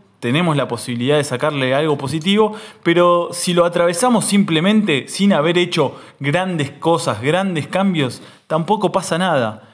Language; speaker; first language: Spanish; native; Spanish